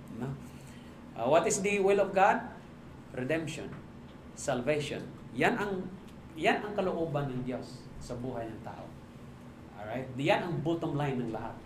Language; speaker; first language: Filipino; non-native, local second language; Cebuano